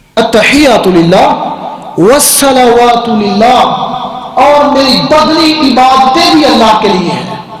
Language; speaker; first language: Urdu; non-native, local second language; Punjabi